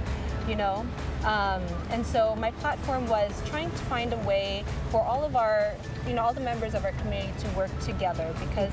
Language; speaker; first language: English; early bilingual, other home language; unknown